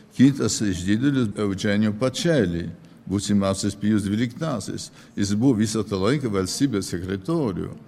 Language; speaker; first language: Lithuanian; early bilingual, heritage; Lithuanian